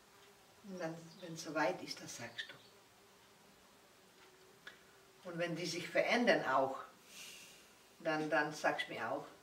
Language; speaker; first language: German; non-native, learner; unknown